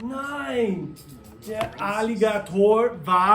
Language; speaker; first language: German; non-native, fluent; English